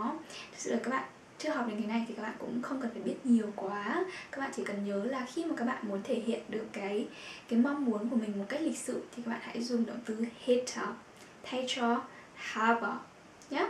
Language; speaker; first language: Vietnamese; native; Vietnamese